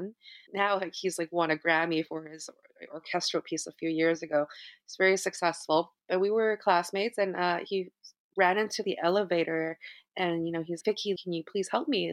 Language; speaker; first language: English; native; English